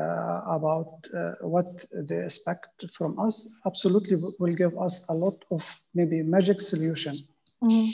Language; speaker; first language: English; non-native, fluent; Arabic